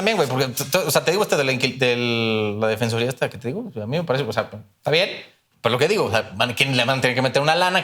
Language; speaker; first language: Spanish; native; Spanish